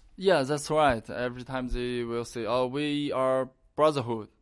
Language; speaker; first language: English; non-native, learner; Chinese